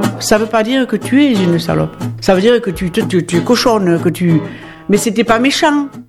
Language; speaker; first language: French; native; French